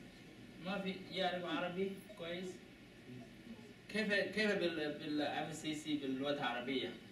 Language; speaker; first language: Arabic; non-native, learner; Chinese